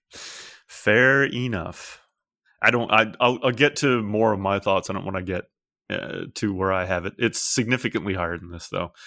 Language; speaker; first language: English; native; English